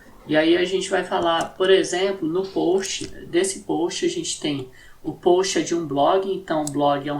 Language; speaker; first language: Portuguese; native; Portuguese